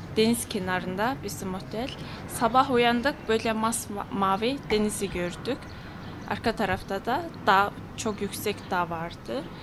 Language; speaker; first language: Turkish; non-native, fluent; Mongolian